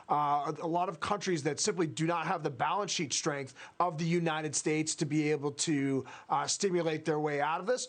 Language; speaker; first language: English; native; English